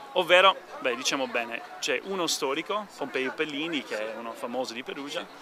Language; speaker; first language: Italian; non-native, fluent; English